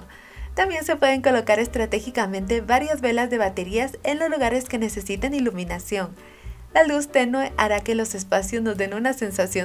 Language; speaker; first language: Spanish; native; Spanish